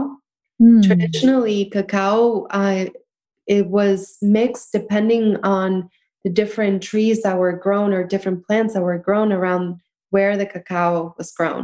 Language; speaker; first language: English; early bilingual, other home language; Spanish